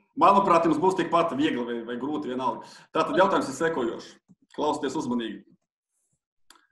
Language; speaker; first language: Latvian; non-native, local second language; Russian